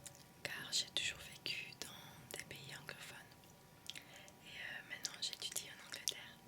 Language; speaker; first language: French; early bilingual, heritage; French